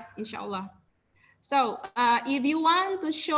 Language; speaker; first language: English; non-native, learner; Indonesian